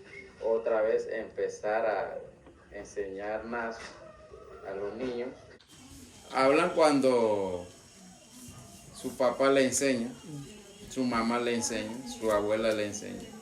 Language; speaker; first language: Spanish; non-native, local second language; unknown